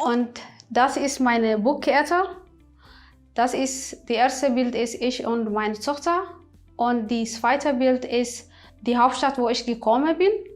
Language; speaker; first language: German; non-native, learner; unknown